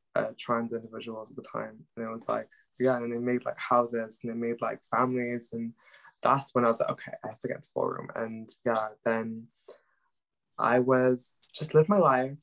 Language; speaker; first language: English; non-native, local second language; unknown